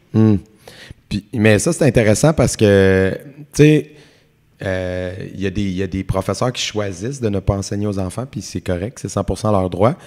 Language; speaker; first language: French; native; French